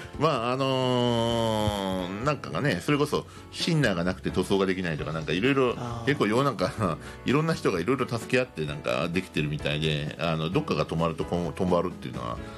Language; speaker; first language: Japanese; native; Japanese